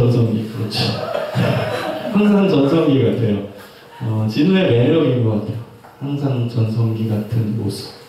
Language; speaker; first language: Korean; native; Korean